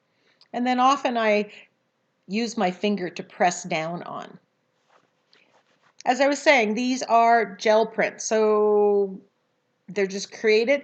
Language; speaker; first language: English; native; English